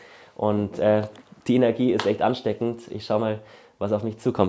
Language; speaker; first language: German; native; German